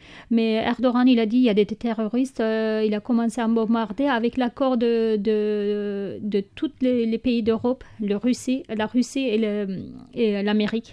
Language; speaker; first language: French; non-native, learner; Kurdish